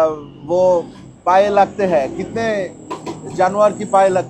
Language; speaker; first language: Hindi; non-native, learner; Bangla